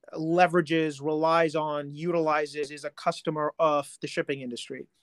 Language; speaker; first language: English; non-native, local second language; Hindi